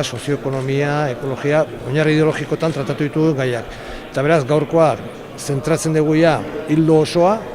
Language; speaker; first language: Basque; native; Basque